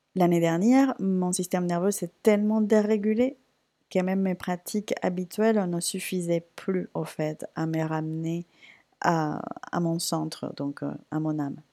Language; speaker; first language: French; non-native, fluent; Spanish